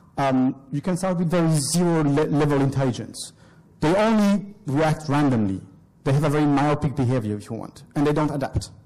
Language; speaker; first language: English; non-native, fluent; French